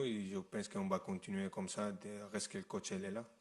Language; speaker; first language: French; non-native, fluent; Spanish